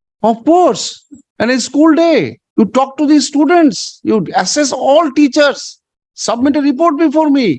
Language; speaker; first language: English; non-native, local second language; Bangla